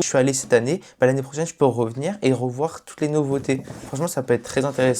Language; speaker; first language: French; native; French